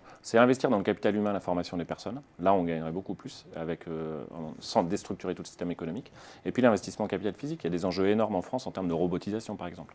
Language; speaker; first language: French; native; French